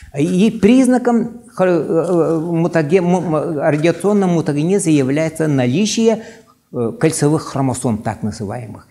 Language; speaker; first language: Russian; non-native, local second language; Yakut